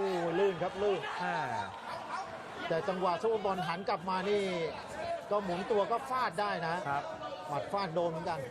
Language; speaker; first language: Thai; native; Thai